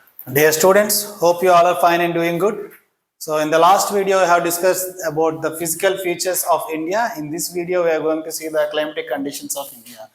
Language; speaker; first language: English; non-native, local second language; Telugu